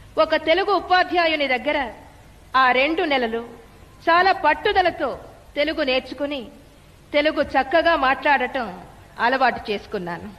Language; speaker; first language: Telugu; non-native, fluent; Tamil